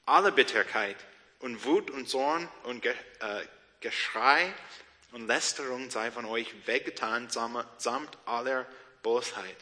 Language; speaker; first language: German; non-native, learner; English